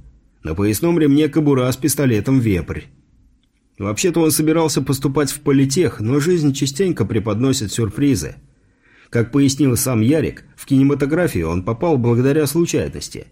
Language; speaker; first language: Russian; native; Russian